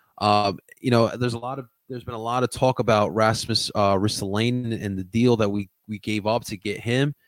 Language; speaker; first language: English; early bilingual, other home language; Spanish